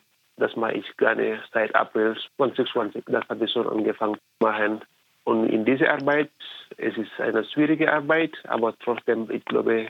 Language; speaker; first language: German; non-native, fluent; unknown